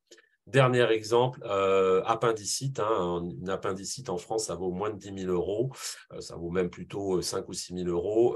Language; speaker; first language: French; native; French